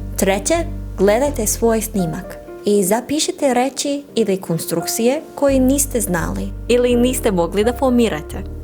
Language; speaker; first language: Serbian; non-native, learner; English